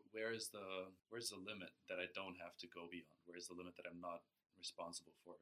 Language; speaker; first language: English; non-native, fluent; German